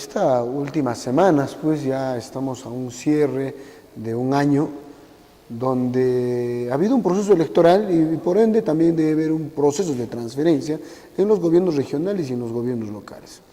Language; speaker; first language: Spanish; native; Spanish